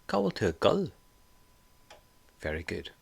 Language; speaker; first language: Irish; non-native, local second language; English